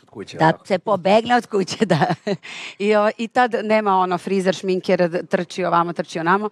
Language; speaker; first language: Bosnian; native; Bosnian